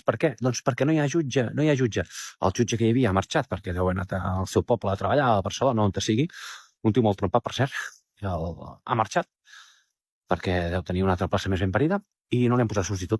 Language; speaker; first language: Catalan; native; Catalan